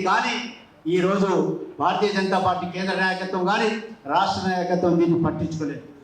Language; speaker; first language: Telugu; non-native, local second language; Lambadi